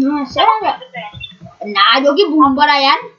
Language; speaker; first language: Norwegian; native; Norwegian